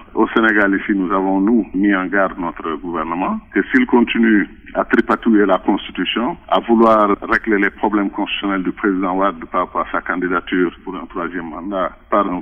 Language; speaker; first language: French; non-native, local second language; Wolof